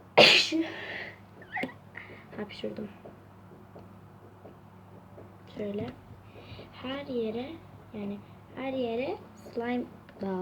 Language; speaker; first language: Turkish; native; Turkish